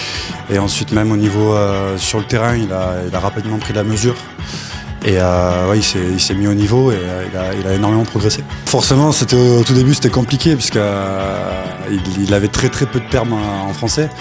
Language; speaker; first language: French; native; French